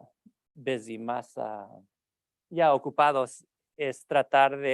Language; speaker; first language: Spanish; early bilingual, heritage; Spanish